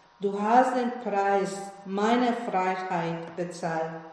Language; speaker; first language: German; non-native, fluent; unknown